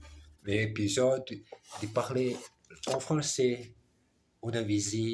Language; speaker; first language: French; non-native, learner; Portuguese